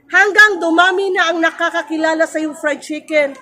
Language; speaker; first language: Filipino; native; Filipino